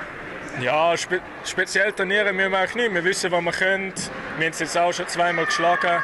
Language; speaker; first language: German; native; German